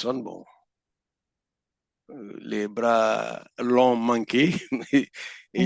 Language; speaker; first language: French; non-native, local second language; Fula